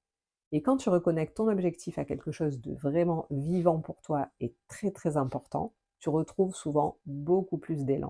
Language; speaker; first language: French; native; French